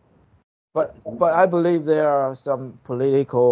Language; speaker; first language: English; non-native, fluent; Chinese